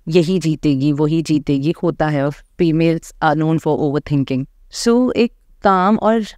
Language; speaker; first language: Hindi; native; Hindi